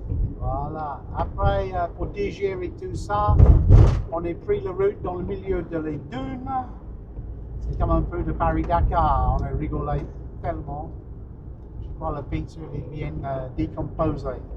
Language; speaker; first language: French; non-native, learner; English